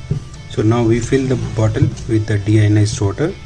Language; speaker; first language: English; non-native, local second language; Hindi